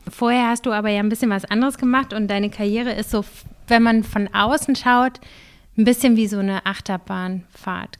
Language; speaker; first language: German; native; German